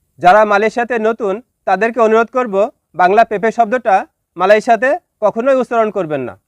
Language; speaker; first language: Bangla; native; Bangla